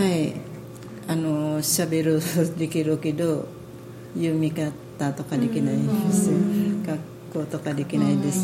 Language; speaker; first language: Japanese; non-native, learner; Filipino